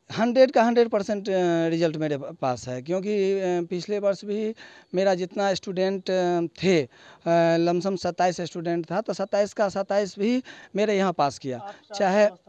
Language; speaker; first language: Hindi; non-native, local second language; Maithili